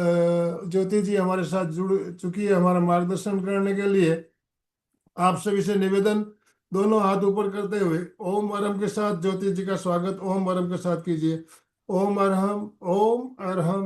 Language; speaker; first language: Hindi; native; Hindi